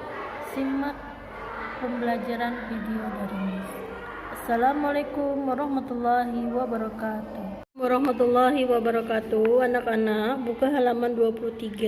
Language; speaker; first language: Indonesian; non-native, local second language; Sundanese